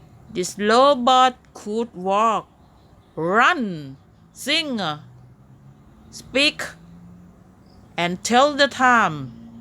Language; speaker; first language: English; non-native, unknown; Thai